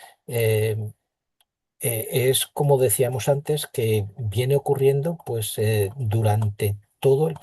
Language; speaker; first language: Spanish; native; Spanish